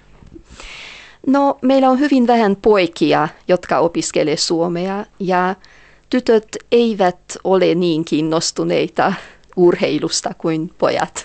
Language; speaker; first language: Finnish; non-native, fluent; Hungarian